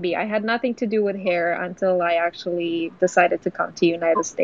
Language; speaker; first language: English; non-native, fluent; Romanian